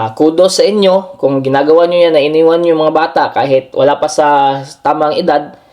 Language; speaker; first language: Filipino; non-native, local second language; Cebuano